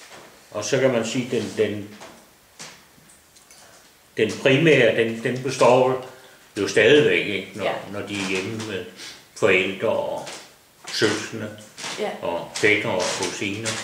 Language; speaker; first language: Danish; native; Danish